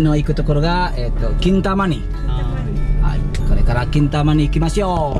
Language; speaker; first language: Japanese; non-native, fluent; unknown